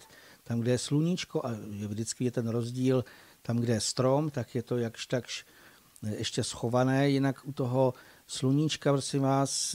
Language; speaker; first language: Czech; native; Czech